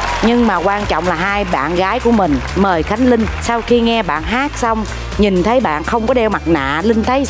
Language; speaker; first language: Vietnamese; native; Vietnamese